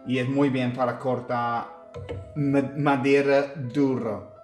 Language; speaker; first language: Spanish; non-native, learner; English